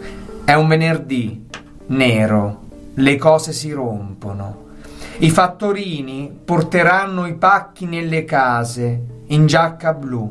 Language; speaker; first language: Italian; native; Italian